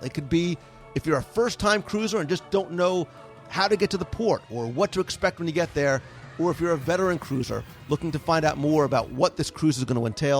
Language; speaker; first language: English; native; English